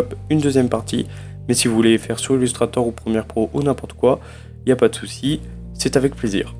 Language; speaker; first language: French; native; French